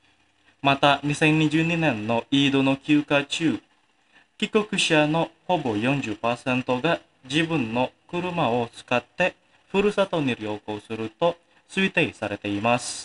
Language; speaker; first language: Japanese; non-native, fluent; Indonesian